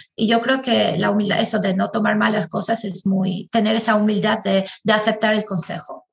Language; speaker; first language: Spanish; non-native, fluent; Albanian